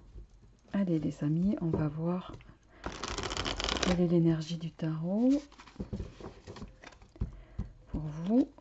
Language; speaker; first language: French; native; French